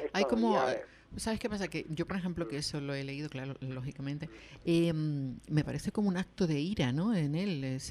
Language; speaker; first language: Spanish; native; Spanish